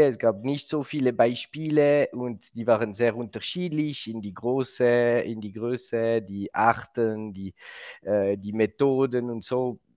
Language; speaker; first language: German; non-native, local second language; French